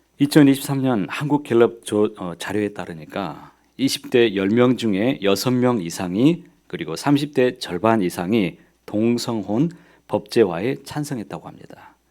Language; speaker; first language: Korean; native; Korean